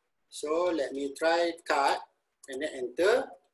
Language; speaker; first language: English; non-native, local second language; Malay